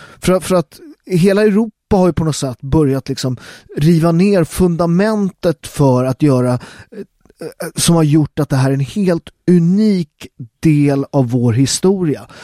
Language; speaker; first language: Swedish; native; Swedish